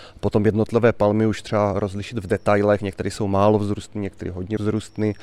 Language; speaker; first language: Czech; native; Czech